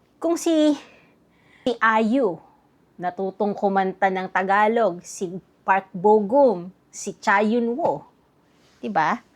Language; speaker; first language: Filipino; native; Filipino